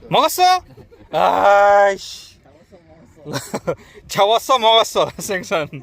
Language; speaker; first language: Korean; non-native, learner; Nepali